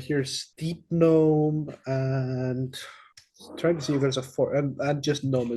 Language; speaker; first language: English; non-native, fluent; Icelandic